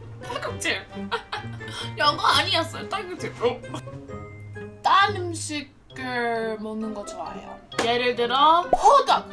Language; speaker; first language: Korean; non-native, learner; English